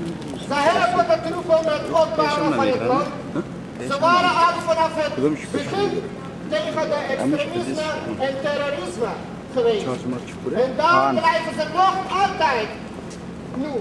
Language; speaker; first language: Dutch; non-native, fluent; Persian